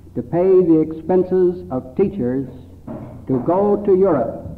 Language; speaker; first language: English; native; English